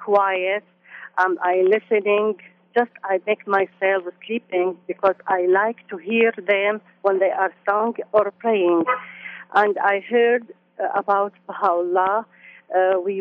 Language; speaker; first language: English; non-native, learner; Arabic